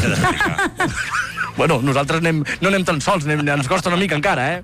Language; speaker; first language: Catalan; native; Catalan